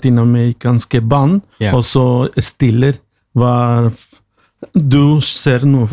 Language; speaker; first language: Norwegian; non-native, learner; Spanish